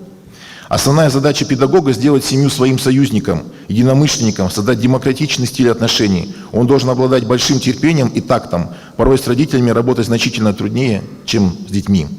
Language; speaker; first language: Russian; native; Russian